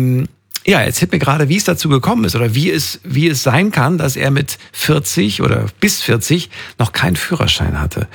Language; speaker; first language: German; native; German